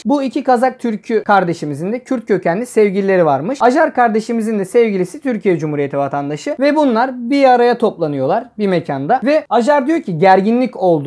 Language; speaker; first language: Turkish; native; Turkish